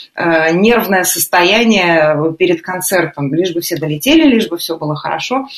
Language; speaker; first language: Russian; native; Russian